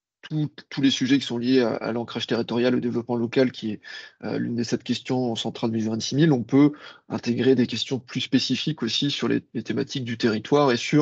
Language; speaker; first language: French; native; French